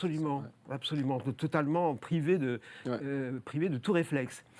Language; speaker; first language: French; native; French